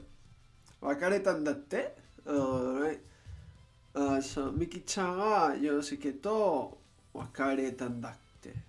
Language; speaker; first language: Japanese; non-native, learner; English